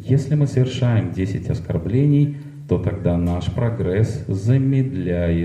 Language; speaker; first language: Russian; native; Russian